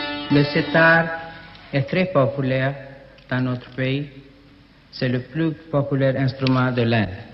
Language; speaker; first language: French; non-native, learner; Bangla